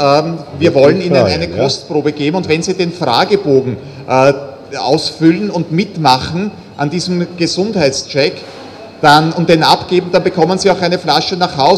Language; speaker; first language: German; native; German